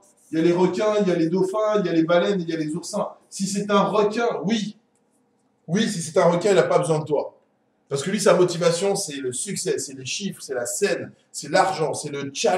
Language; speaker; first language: French; native; French